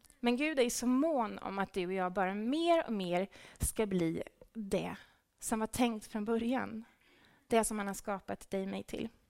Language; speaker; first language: Swedish; native; Swedish